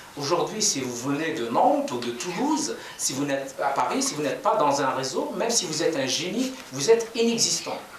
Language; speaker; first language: French; non-native, local second language; Kabyle